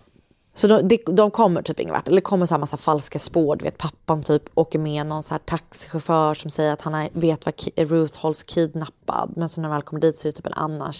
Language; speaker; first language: Swedish; native; Swedish